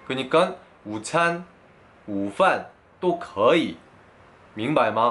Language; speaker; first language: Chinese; non-native, fluent; Korean